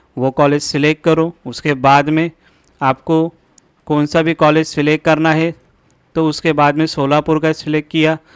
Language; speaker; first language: Hindi; non-native, local second language; Marathi